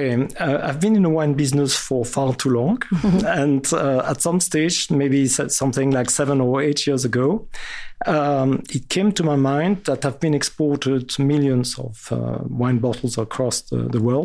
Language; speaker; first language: English; non-native, fluent; French